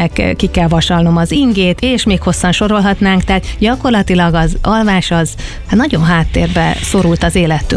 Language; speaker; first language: Hungarian; native; Hungarian